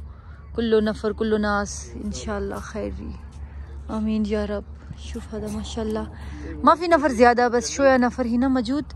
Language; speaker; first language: Arabic; non-native, learner; Urdu